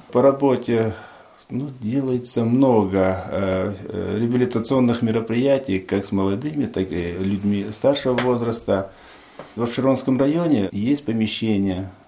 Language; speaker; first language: Russian; non-native, local second language; Tajik